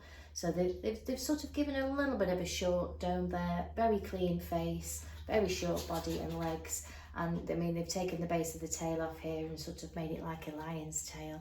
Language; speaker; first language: English; native; English